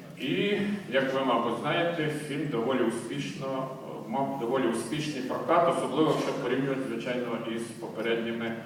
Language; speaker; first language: Ukrainian; native; Ukrainian